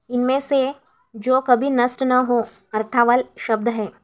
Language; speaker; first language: Hindi; non-native, local second language; Kannada